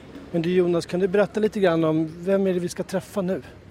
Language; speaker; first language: Swedish; native; Swedish